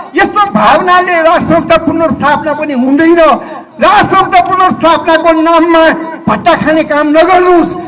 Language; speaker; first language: Nepali; non-native, local second language; Newari